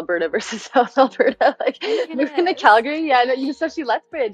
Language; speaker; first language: English; native; English